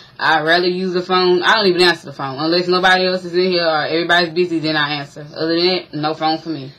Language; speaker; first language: English; native; English